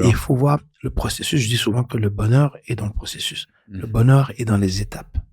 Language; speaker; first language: French; non-native, local second language; Arabic